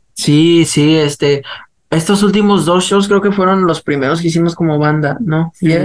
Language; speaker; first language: Spanish; early bilingual, heritage; Spanish